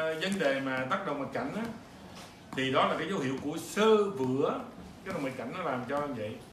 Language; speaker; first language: Vietnamese; native; Vietnamese